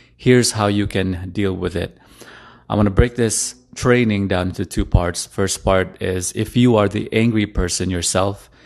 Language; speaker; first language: English; early bilingual, other home language; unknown